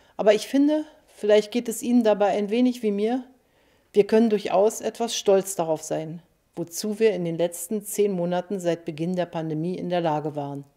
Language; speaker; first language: German; native; German